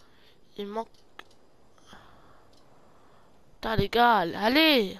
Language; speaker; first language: French; native; French